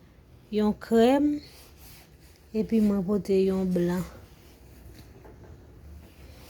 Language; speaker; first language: French; non-native, learner; Haitian Creole